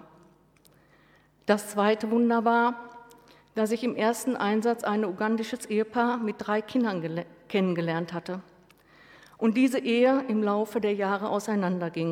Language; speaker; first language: German; native; German